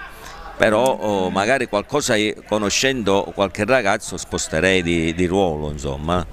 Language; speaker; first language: Italian; native; Italian